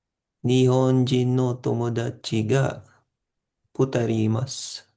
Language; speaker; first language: Japanese; non-native, learner; Filipino